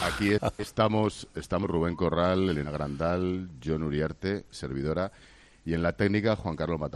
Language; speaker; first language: Spanish; native; Spanish